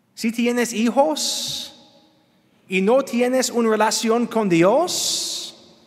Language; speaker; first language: Spanish; non-native, learner; English